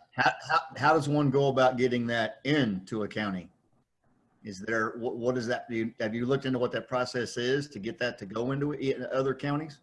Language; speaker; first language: English; native; English